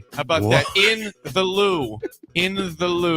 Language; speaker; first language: English; native; English